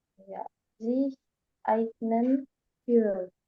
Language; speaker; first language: German; non-native, learner; Indonesian